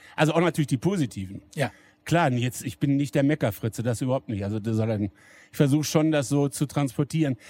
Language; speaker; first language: German; native; German